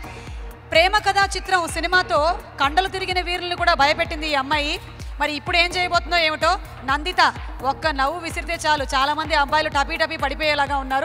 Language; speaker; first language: Telugu; native; Telugu